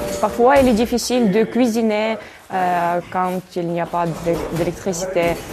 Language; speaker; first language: French; non-native, fluent; Ukrainian